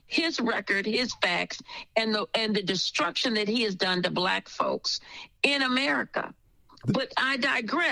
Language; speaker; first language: English; native; English